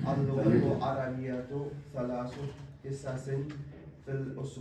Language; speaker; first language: Arabic; non-native, learner; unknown